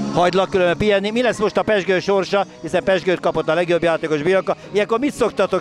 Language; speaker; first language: Hungarian; native; Hungarian